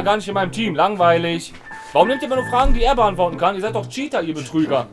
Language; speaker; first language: German; native; German